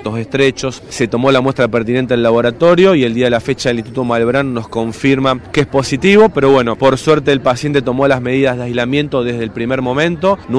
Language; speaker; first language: Spanish; native; Spanish